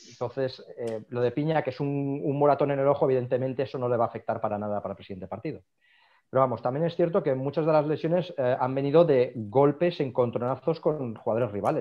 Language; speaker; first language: Spanish; native; Spanish